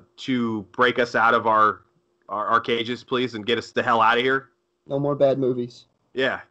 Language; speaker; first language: English; native; English